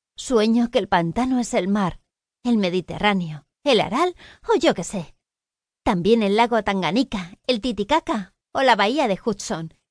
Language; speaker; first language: Spanish; native; Spanish